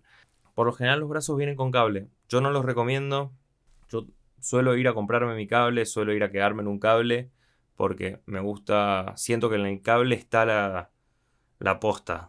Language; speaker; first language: Spanish; native; Spanish